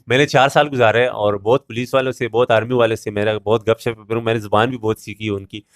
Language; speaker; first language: Urdu; non-native, local second language; Pashto